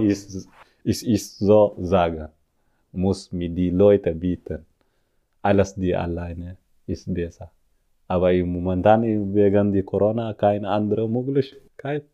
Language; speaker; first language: German; non-native, learner; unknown